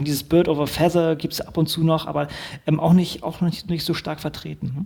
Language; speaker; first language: German; native; German